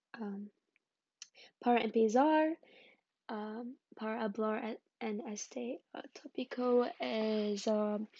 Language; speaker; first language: Spanish; non-native, learner; English